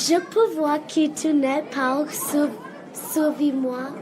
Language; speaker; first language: French; non-native, learner; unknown